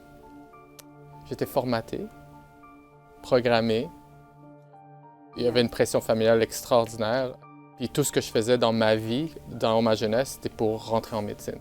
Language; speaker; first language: French; native; French